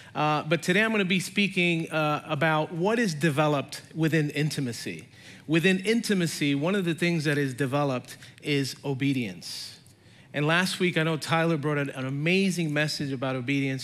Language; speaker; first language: English; native; English